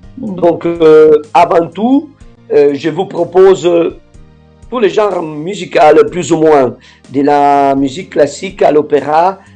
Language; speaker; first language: French; non-native, fluent; Italian